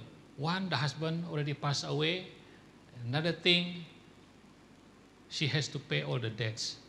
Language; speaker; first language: English; non-native, local second language; Malay